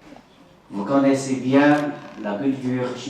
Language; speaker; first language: French; non-native, fluent; Chinese